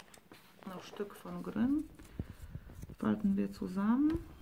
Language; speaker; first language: German; non-native, fluent; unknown